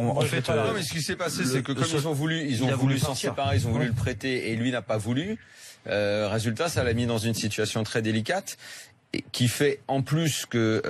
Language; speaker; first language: French; native; French